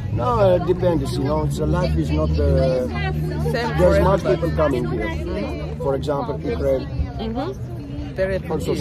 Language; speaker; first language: English; non-native, learner; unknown